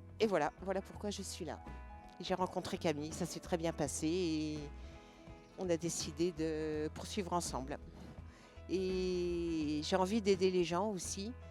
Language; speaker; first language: French; native; French